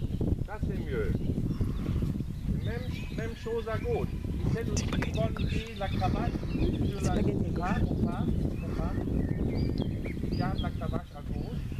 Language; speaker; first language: French; non-native, learner; German